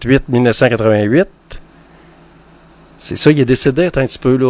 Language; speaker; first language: French; native; French